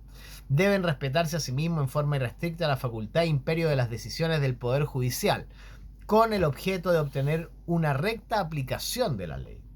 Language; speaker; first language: Spanish; native; Spanish